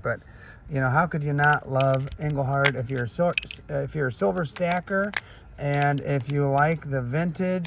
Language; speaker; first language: English; native; English